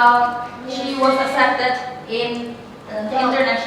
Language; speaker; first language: English; non-native, learner; Indonesian